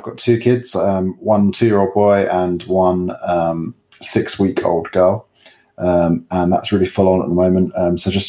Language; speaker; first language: English; native; English